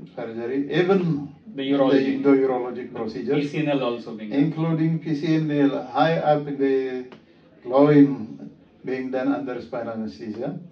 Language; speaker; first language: English; non-native, fluent; Amharic